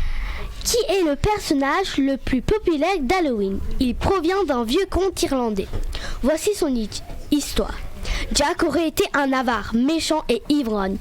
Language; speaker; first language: French; native; French